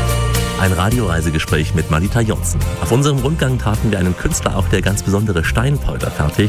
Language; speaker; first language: German; native; German